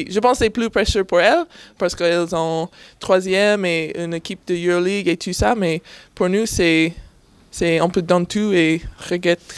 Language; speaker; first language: French; non-native, learner; English